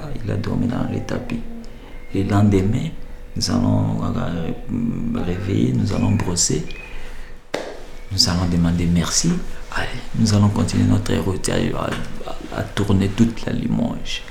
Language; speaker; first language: French; non-native, local second language; Lingala